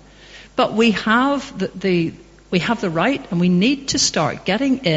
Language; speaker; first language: English; native; English